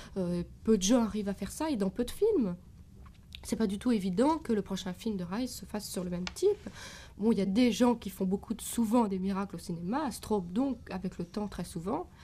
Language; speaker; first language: French; native; French